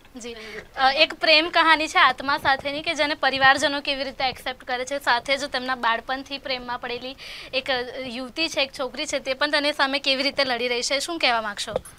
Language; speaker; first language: Gujarati; native; Gujarati